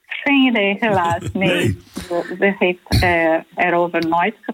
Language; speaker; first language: Dutch; non-native, learner; Portuguese